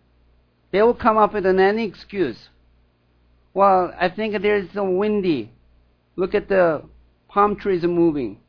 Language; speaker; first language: English; non-native, fluent; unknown